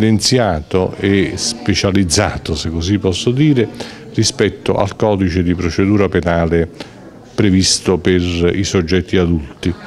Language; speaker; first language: Italian; native; Italian